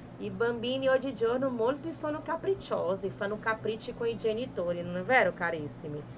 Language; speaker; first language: Italian; non-native, fluent; Portuguese